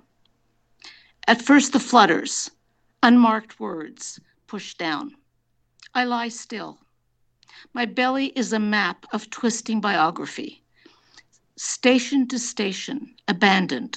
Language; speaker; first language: English; native; English